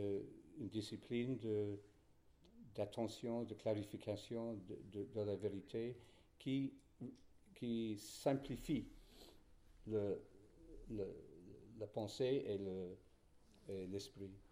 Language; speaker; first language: French; non-native, fluent; English